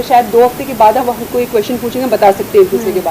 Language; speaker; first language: Hindi; native; Hindi